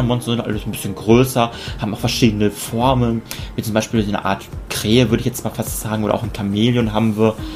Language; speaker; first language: German; native; German